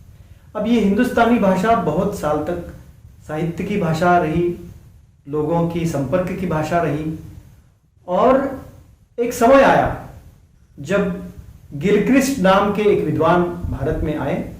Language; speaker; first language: Hindi; non-native, local second language; Konkani